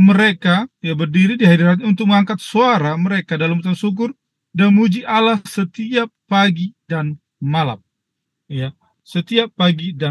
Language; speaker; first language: Indonesian; native; Indonesian